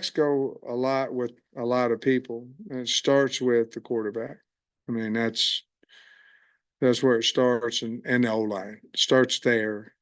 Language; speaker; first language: English; native; English